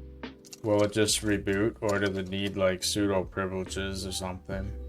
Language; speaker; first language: English; native; English